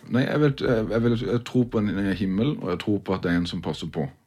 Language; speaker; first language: Norwegian; native; Norwegian